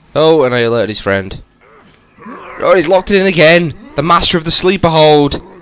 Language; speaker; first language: English; native; English